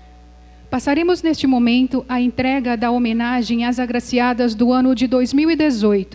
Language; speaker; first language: Portuguese; native; Portuguese